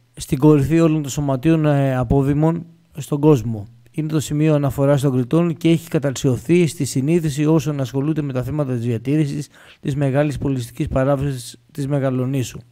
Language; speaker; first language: Greek; native; Greek